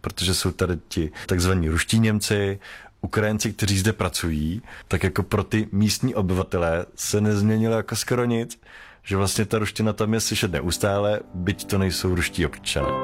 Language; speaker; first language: Czech; native; Czech